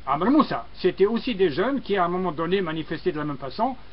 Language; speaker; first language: French; non-native, local second language; Arabic